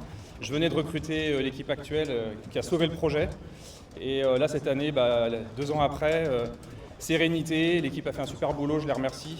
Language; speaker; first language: French; native; French